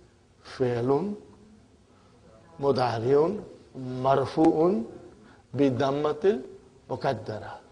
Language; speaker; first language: Arabic; non-native, fluent; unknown